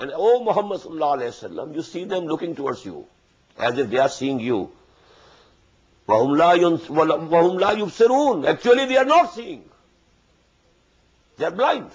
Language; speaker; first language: English; non-native, local second language; Punjabi